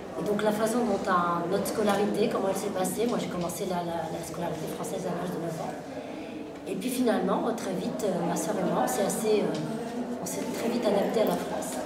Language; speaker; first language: French; early bilingual, other home language; Portuguese